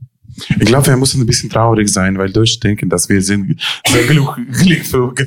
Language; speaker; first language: German; non-native, learner; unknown